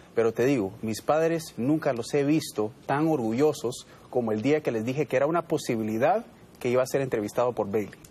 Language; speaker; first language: Spanish; early bilingual, heritage; Spanish